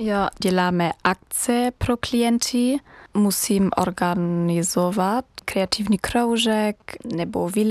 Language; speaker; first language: Czech; non-native, learner; German